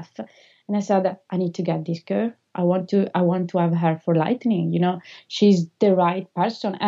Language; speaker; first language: English; non-native, fluent; Italian